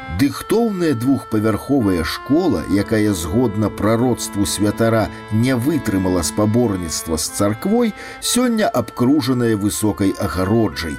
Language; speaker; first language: Belarusian; native; Belarusian